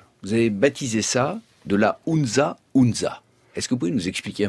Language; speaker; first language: French; native; French